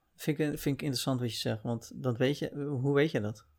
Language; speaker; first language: Dutch; native; Dutch